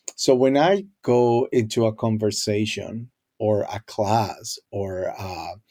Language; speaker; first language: English; non-native, fluent; Spanish